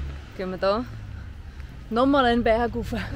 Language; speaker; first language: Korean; non-native, learner; German